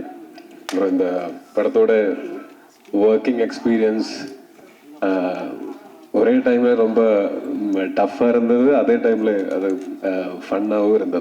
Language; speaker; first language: Tamil; non-native, learner; Malayalam